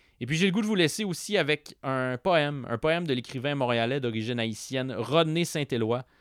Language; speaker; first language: French; native; French